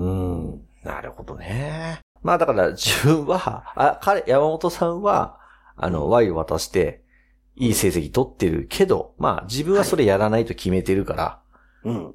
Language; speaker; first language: Japanese; native; Japanese